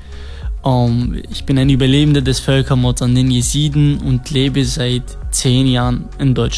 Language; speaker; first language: German; non-native, fluent; Kurdish